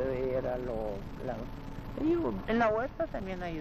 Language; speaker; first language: Spanish; early bilingual, other home language; Russian